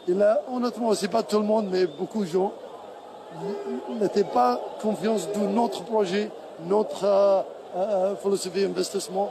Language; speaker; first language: French; non-native, learner; Arabic